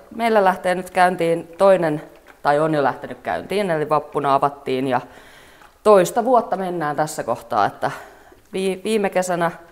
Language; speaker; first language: Finnish; native; Finnish